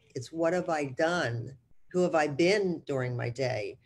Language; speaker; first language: English; native; English